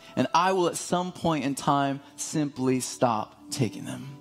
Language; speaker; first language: English; native; English